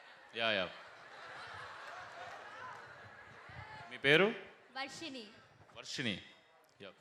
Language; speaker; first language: Telugu; native; Telugu